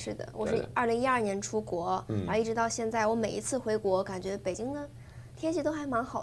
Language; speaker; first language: Chinese; native; Chinese